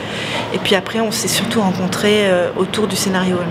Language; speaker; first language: French; native; French